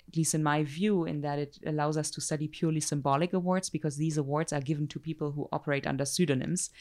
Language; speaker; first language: English; non-native, fluent; German